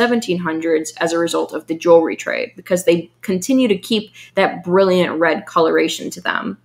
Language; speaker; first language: English; native; English